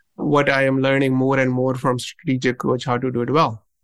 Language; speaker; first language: English; non-native, local second language; Punjabi